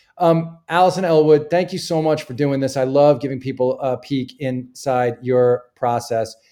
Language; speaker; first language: English; native; English